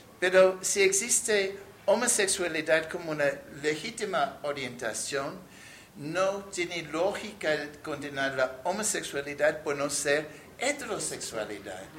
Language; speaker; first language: Spanish; non-native, fluent; English